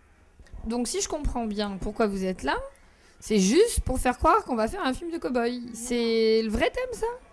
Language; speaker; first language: French; native; French